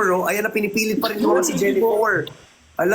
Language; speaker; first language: Filipino; native; Filipino